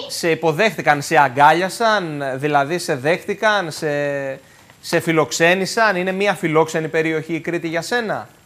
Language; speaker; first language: Greek; native; Greek